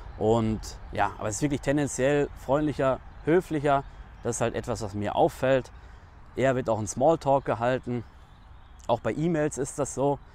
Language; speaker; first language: German; native; German